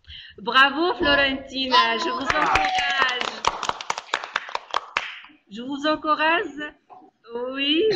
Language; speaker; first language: French; non-native, local second language; Arabic